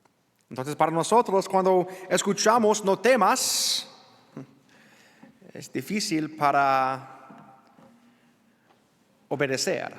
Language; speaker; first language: Spanish; non-native, learner; English